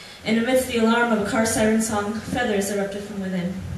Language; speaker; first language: English; early bilingual, other home language; Spanish